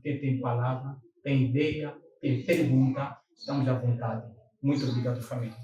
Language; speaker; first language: Portuguese; non-native, learner; Lingala